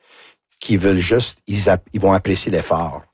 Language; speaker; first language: French; non-native, local second language; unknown